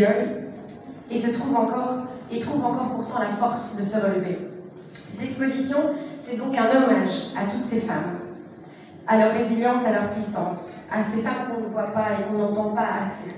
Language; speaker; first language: French; native; French